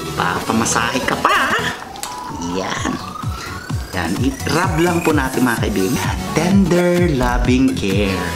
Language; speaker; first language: Filipino; non-native, local second language; Iloko